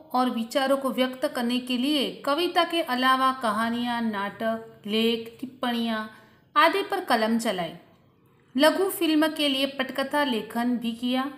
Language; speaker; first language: Hindi; non-native, local second language; Gujarati